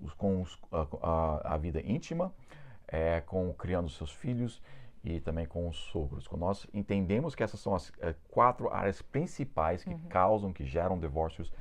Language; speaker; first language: Portuguese; non-native, fluent; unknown